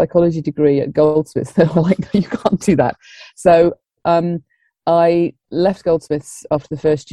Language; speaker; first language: English; native; English